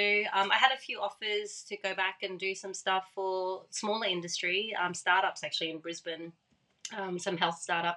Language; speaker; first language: English; early bilingual, other home language; Thai